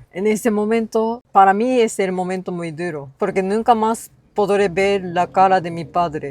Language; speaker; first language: Spanish; non-native, learner; Japanese